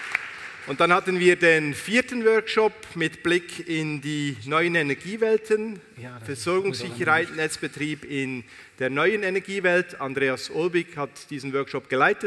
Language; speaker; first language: German; native; German